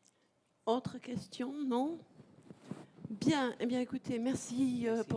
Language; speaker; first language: French; native; French